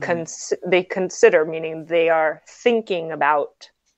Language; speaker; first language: English; native; English